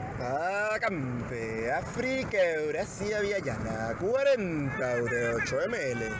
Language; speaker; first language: Spanish; native; Spanish